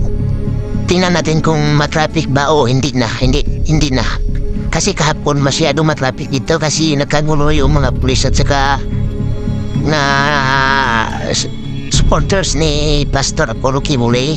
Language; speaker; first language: Filipino; non-native, local second language; Cebuano